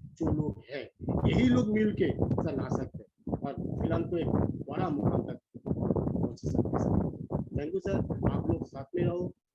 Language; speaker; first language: Hindi; non-native, local second language; Bangla